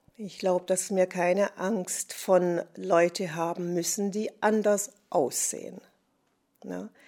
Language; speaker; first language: German; non-native, fluent; English